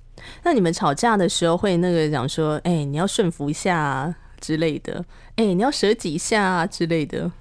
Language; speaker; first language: Chinese; native; Chinese